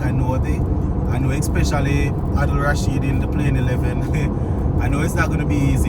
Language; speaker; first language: English; native; English